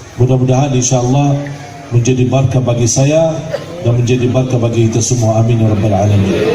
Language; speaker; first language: Malay; non-native, fluent; Arabic